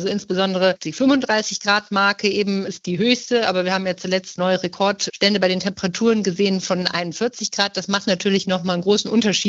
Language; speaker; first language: German; native; German